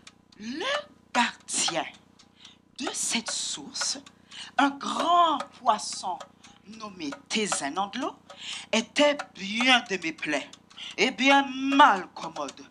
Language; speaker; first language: French; non-native, local second language; Haitian Creole